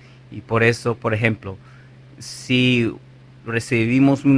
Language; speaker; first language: Spanish; non-native, fluent; English